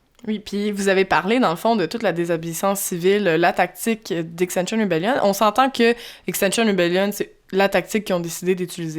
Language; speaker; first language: French; native; French